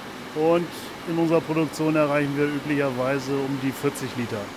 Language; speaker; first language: German; native; German